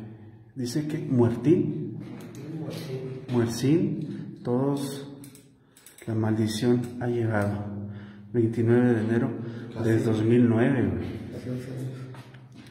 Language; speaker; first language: Spanish; native; Spanish